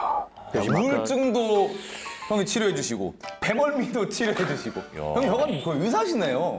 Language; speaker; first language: Korean; native; Korean